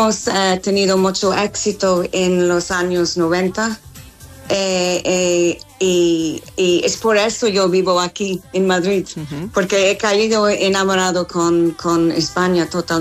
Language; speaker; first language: Spanish; non-native, learner; English